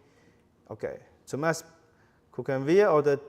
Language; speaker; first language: German; non-native, fluent; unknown